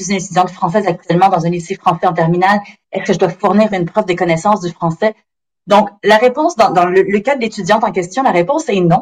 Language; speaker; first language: French; native; French